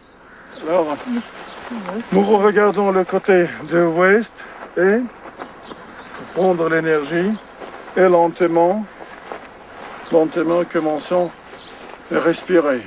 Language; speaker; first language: French; non-native, learner; Uzbek